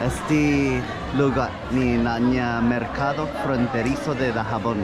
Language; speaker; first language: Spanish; non-native, fluent; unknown